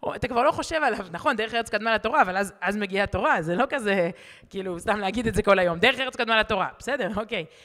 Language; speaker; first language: Hebrew; native; Hebrew